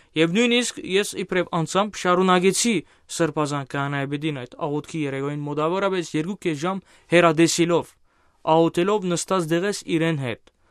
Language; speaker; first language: Armenian; native; Armenian